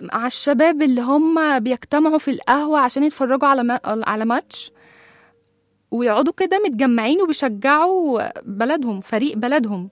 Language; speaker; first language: Arabic; native; Arabic